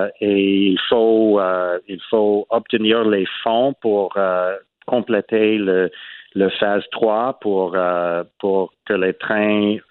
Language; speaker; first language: French; non-native, learner; English